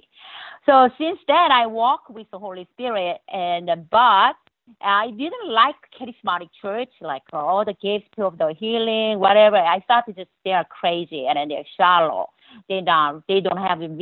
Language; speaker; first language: English; non-native, learner; Korean